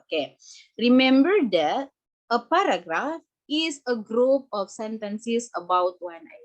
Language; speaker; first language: English; non-native, fluent; Indonesian